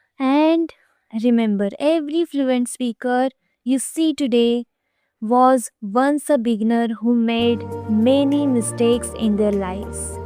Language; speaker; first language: English; non-native, fluent; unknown